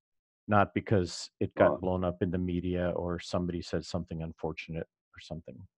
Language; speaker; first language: English; native; English